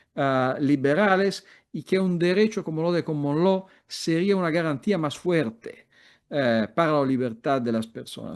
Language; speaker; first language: Spanish; non-native, fluent; Italian